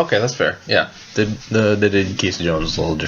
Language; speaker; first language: English; native; English